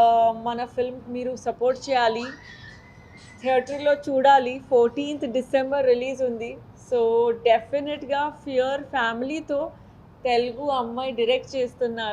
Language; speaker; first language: Telugu; non-native, learner; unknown